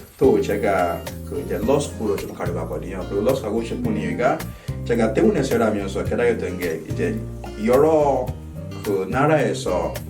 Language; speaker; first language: Korean; non-native, fluent; Yoruba